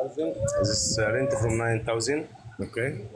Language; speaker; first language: English; non-native, learner; Arabic